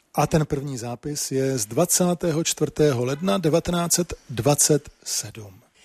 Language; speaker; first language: Czech; native; Czech